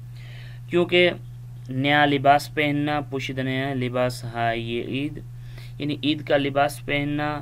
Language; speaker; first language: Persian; non-native, fluent; Urdu